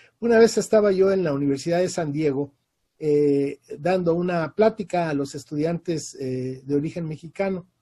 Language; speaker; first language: Spanish; native; Spanish